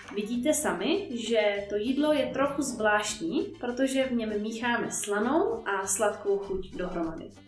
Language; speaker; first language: Czech; native; Czech